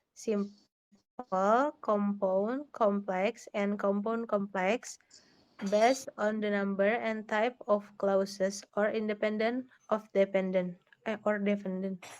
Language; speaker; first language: English; non-native, learner; Indonesian